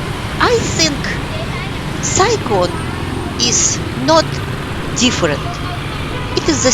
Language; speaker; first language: English; non-native, fluent; Russian